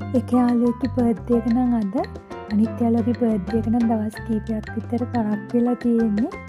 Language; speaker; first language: Sinhala; native; Sinhala